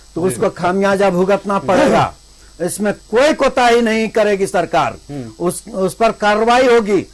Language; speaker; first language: Hindi; native; Hindi